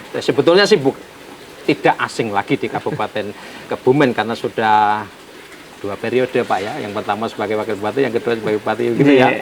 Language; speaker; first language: Indonesian; native; Indonesian